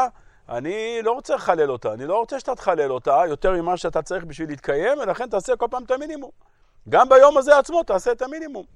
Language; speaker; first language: Hebrew; native; Hebrew